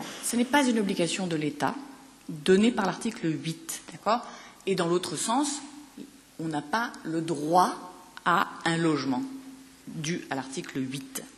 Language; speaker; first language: French; native; French